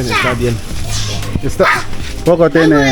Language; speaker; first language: Spanish; non-native, learner; Filipino